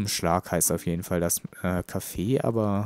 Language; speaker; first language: German; native; German